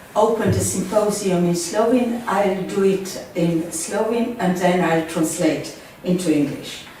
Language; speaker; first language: English; non-native, fluent; Slovenian